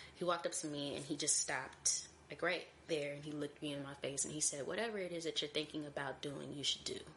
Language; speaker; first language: English; native; English